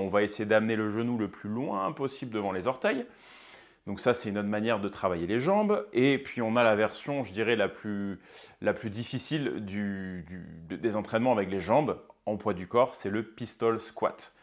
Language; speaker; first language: French; native; French